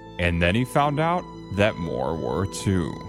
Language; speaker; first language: English; native; English